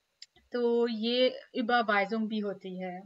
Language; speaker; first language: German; non-native, fluent; Urdu